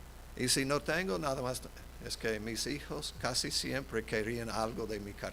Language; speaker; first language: Spanish; non-native, fluent; English